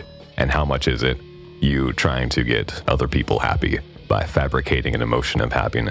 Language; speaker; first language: English; native; English